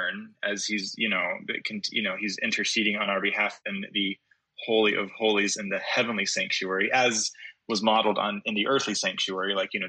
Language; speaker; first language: English; native; English